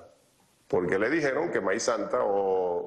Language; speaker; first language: Spanish; native; Spanish